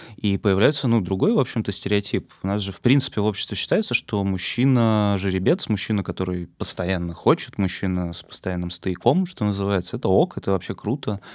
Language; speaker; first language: Russian; native; Russian